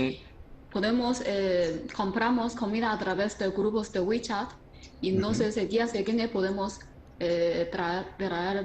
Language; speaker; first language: Spanish; non-native, fluent; Chinese